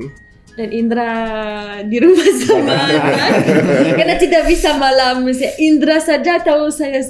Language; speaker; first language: Indonesian; non-native, learner; French